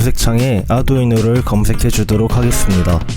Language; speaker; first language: Korean; native; Korean